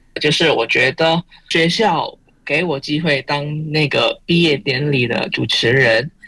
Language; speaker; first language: Chinese; non-native, fluent; Indonesian